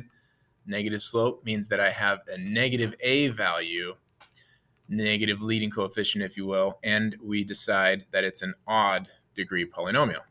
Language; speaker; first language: English; native; English